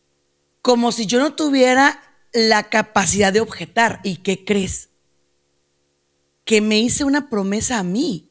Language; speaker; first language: Spanish; native; Spanish